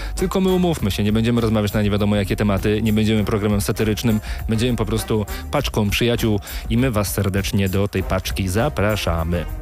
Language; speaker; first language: Polish; native; Polish